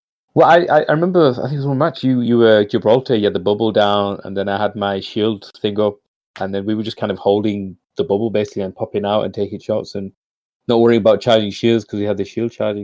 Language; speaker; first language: English; native; English